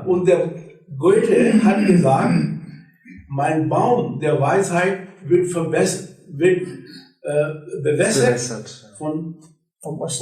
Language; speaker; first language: German; non-native, learner; Urdu